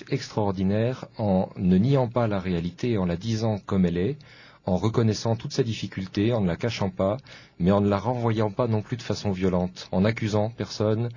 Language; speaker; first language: French; native; French